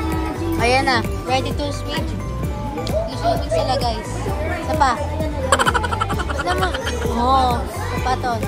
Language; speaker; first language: Filipino; native; Filipino